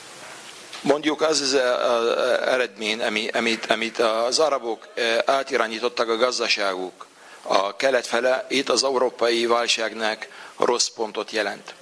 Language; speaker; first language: Hungarian; non-native, fluent; Arabic